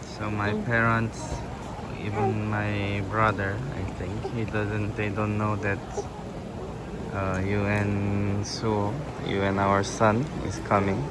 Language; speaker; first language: English; non-native, fluent; Korean